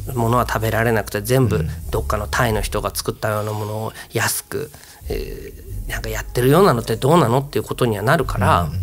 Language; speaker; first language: Japanese; native; Japanese